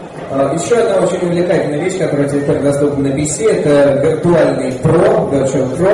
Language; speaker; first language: Russian; native; Russian